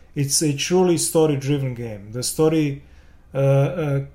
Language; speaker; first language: English; non-native, fluent; Serbian